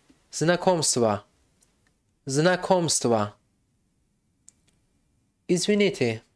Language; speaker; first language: Russian; non-native, fluent; Tajik